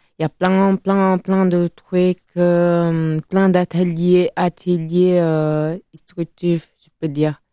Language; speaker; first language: French; non-native, fluent; Italian